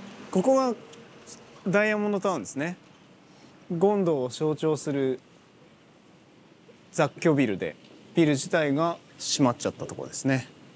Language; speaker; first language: Japanese; native; Japanese